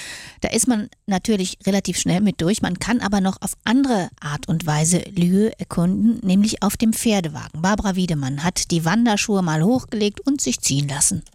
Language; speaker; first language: German; native; German